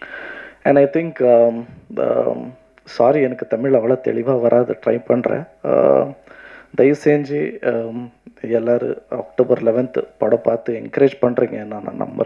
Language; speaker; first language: Tamil; non-native, learner; Kannada